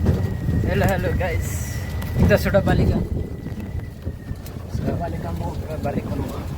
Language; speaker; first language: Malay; non-native, learner; Nepali